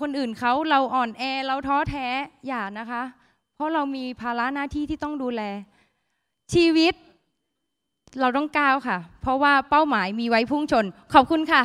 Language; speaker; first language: Thai; native; Thai